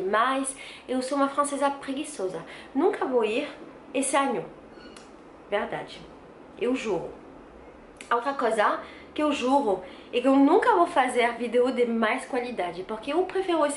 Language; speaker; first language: Portuguese; non-native, learner; French